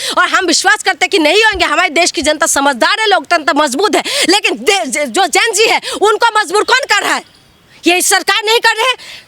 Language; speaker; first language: Hindi; non-native, local second language; Assamese